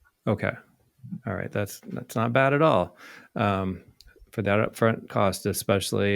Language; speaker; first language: English; native; English